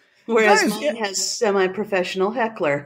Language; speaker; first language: English; native; English